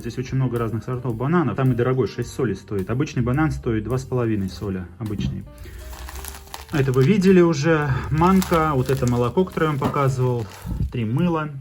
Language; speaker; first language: Russian; native; Russian